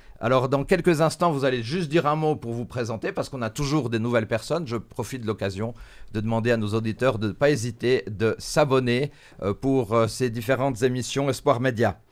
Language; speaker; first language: French; native; French